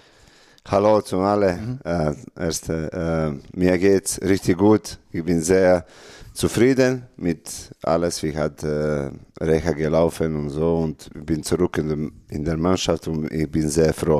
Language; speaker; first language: German; non-native, learner; Serbian